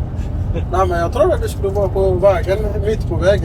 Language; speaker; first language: Swedish; non-native, fluent; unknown